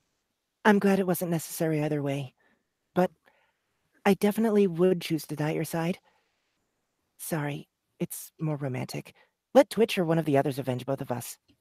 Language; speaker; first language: English; native; English